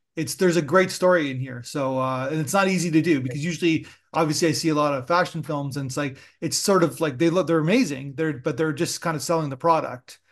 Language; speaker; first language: English; early bilingual, other home language; Italian